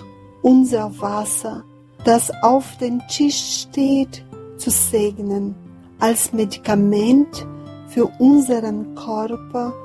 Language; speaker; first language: German; non-native, fluent; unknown